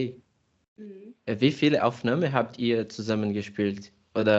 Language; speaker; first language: German; non-native, fluent; Portuguese